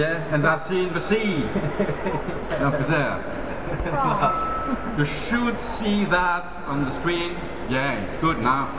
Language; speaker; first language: English; non-native, fluent; French